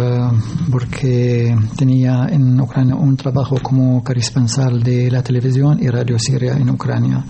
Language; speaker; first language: Spanish; non-native, learner; Arabic